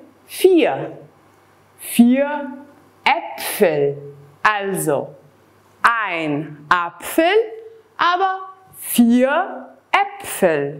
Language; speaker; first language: German; non-native, fluent; Serbian